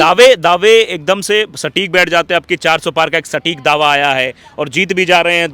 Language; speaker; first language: Hindi; native; Hindi